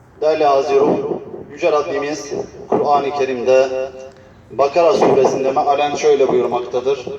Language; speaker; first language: Turkish; native; Turkish